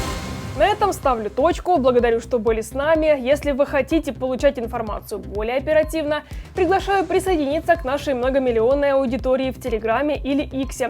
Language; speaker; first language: Russian; native; Russian